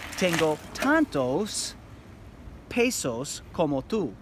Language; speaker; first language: Spanish; non-native, fluent; English